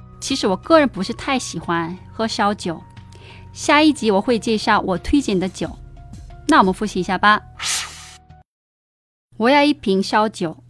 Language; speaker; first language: Chinese; non-native, fluent; Korean